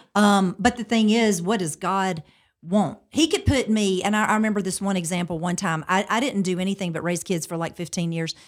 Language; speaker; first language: English; native; English